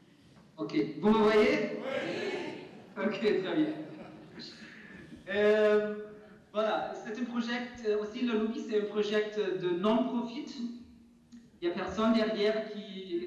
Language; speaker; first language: French; non-native, fluent; German